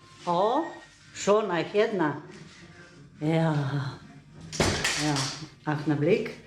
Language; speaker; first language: Icelandic; non-native, learner; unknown